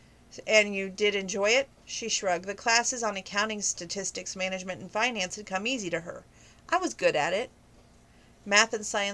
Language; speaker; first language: English; native; English